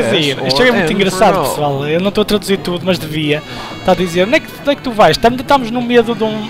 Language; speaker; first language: Portuguese; native; Portuguese